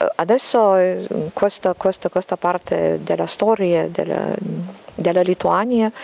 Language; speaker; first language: Italian; non-native, fluent; Lithuanian